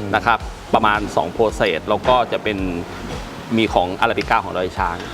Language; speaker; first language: Thai; native; Thai